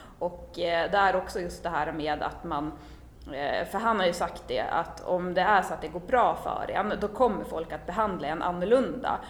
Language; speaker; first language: Swedish; native; Swedish